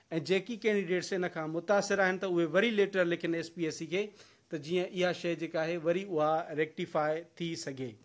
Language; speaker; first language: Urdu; non-native, local second language; Sindhi